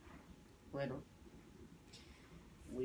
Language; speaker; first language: Spanish; early bilingual, heritage; English